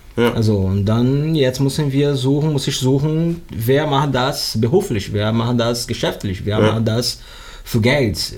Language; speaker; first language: German; non-native, learner; Portuguese